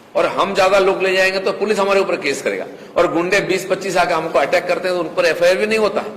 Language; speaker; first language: Hindi; non-native, local second language; Bangla